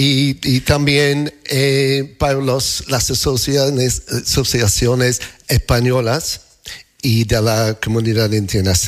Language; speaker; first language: Spanish; non-native, learner; English